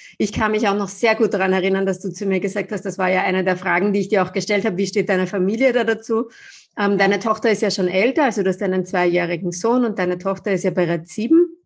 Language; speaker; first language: German; native; German